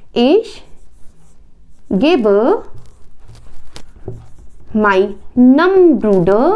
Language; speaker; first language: German; non-native, fluent; Hindi